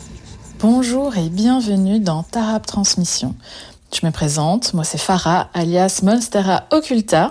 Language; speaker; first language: French; native; French